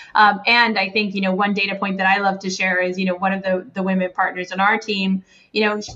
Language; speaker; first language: English; non-native, fluent; Spanish